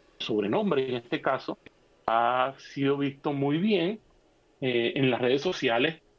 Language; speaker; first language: Spanish; native; Spanish